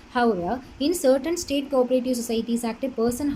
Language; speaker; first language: English; non-native, local second language; Malayalam